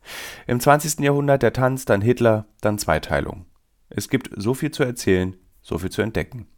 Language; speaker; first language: German; native; German